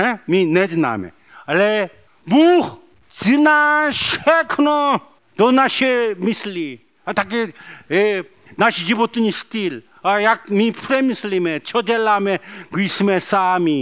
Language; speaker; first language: Czech; non-native, learner; Korean